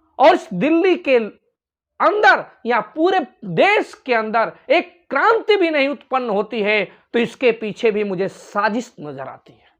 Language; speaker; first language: Hindi; non-native, local second language; Bhojpuri